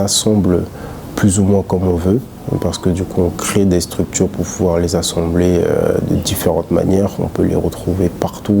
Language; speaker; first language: French; early bilingual, other home language; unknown